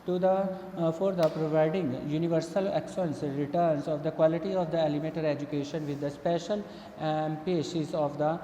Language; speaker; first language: English; non-native, local second language; Punjabi